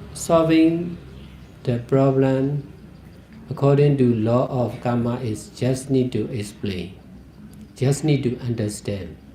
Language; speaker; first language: English; non-native, fluent; Burmese